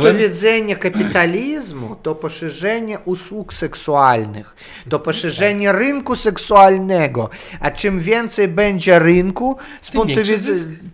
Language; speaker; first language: Polish; non-native, learner; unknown